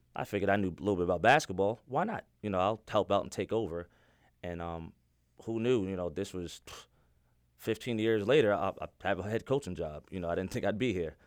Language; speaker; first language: English; native; English